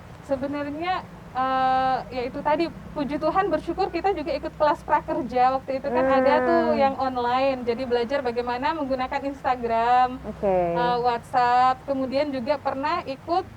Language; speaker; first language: Indonesian; native; Indonesian